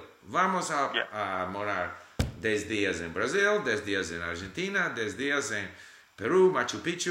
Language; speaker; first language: Portuguese; non-native, learner; English